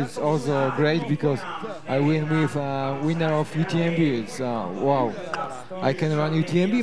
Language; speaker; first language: English; non-native, learner; Polish